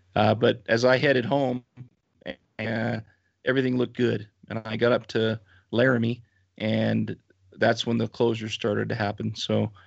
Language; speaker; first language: English; native; English